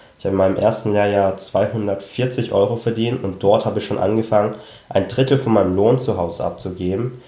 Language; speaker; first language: German; early bilingual, other home language; Cantonese